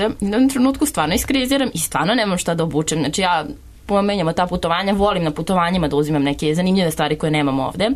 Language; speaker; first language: Serbian; native; Serbian